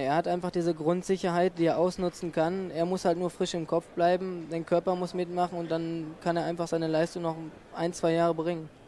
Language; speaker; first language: German; native; German